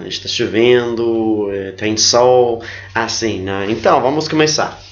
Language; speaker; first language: Portuguese; non-native, fluent; English